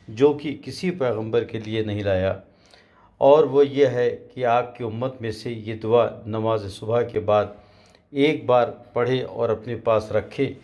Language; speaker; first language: Hindi; native; Hindi